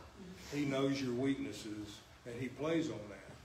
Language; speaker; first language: English; native; English